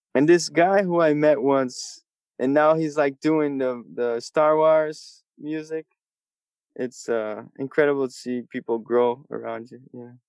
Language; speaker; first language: English; non-native, fluent; Portuguese